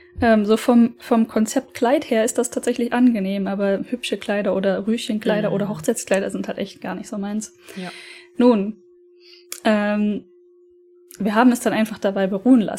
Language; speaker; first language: German; native; German